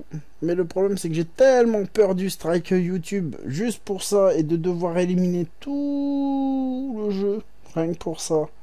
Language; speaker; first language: French; native; French